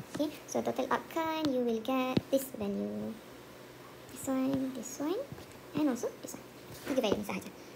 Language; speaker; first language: English; non-native, local second language; Malay